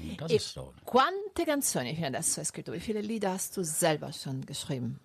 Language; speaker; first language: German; non-native, fluent; Italian